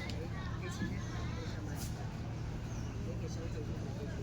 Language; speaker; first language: Cantonese; native; Cantonese